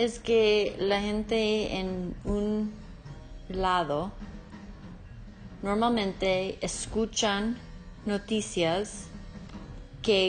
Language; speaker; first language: Spanish; non-native, learner; English